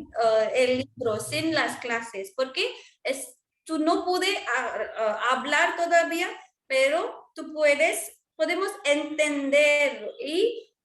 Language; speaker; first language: Spanish; non-native, fluent; Marwari